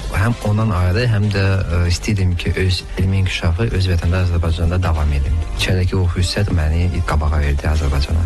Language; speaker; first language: Azerbaijani; early bilingual, heritage; Azerbaijani